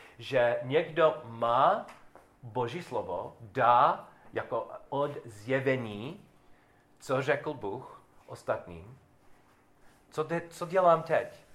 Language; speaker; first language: Czech; non-native, learner; English